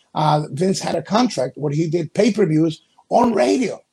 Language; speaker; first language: English; early bilingual, other home language; Spanish